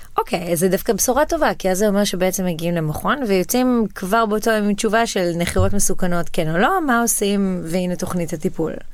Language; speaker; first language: Hebrew; native; Hebrew